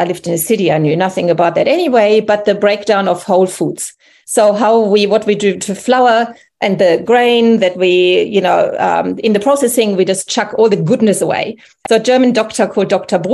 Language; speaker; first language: English; non-native, fluent; German